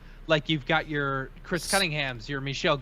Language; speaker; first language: English; native; English